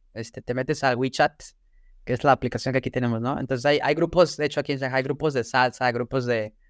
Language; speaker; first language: Spanish; native; Spanish